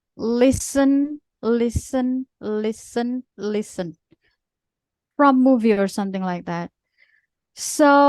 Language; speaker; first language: English; non-native, fluent; Indonesian